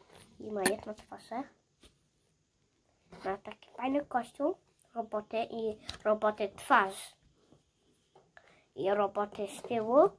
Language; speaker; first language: Polish; early bilingual, heritage; Polish